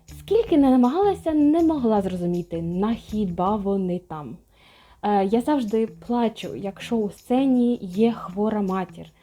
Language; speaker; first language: Ukrainian; non-native, local second language; Russian